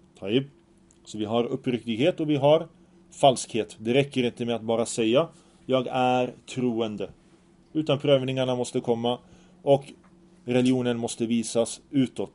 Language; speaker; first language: Swedish; early bilingual, other home language; Arabic